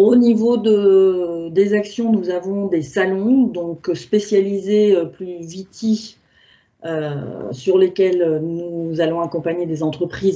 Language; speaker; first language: French; native; French